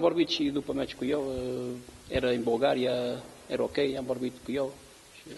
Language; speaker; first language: Romanian; non-native, learner; Portuguese